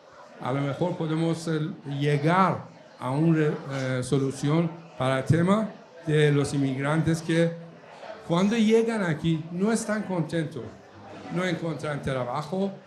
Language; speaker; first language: Spanish; non-native, fluent; Persian